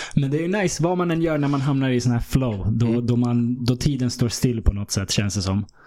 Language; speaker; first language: Swedish; early bilingual, other home language; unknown